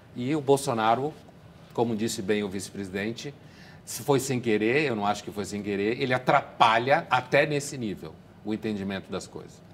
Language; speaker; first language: Portuguese; native; Portuguese